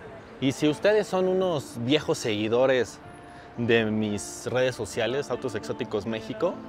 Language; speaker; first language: Spanish; native; Spanish